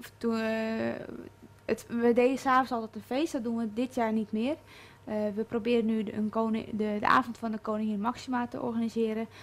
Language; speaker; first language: Dutch; native; Dutch